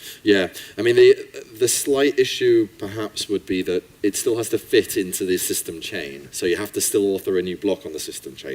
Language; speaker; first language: English; native; English